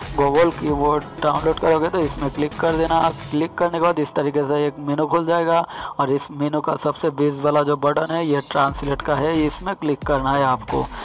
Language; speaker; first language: Hindi; non-native, local second language; Bangla